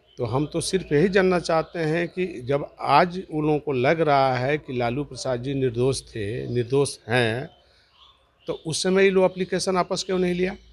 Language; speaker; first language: Hindi; native; Hindi